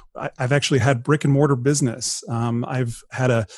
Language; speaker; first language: English; native; English